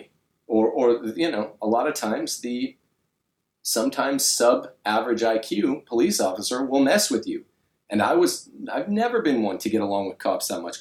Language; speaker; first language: English; native; English